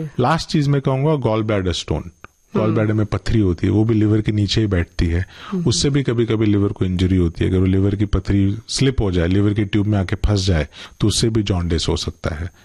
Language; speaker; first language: Hindi; non-native, local second language; Gujarati